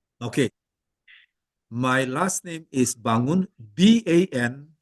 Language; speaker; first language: English; non-native, fluent; Indonesian